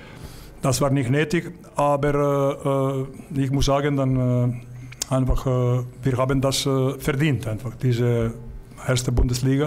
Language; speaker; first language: German; non-native, learner; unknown